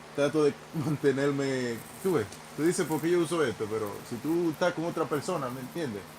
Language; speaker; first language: Spanish; non-native, fluent; English